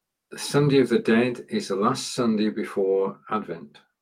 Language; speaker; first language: English; native; English